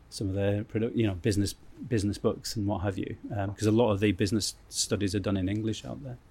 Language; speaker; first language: English; native; English